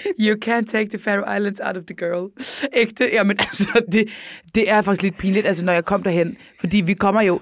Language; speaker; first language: Danish; non-native, local second language; Faroese